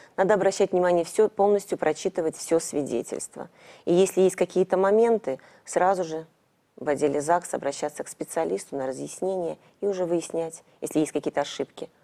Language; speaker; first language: Russian; native; Russian